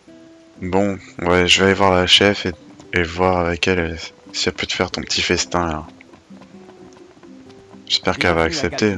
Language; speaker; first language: French; native; French